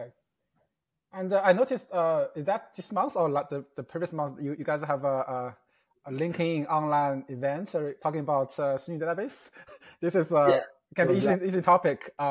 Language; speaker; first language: English; non-native, fluent; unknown